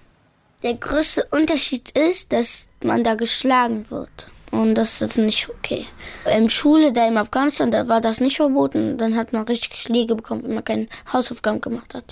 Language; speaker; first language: German; early bilingual, other home language; Pashto